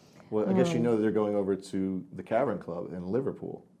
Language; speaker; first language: English; native; English